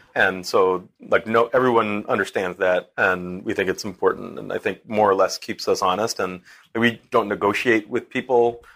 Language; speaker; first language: English; native; English